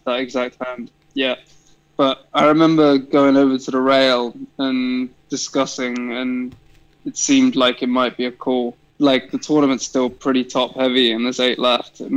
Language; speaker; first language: English; native; English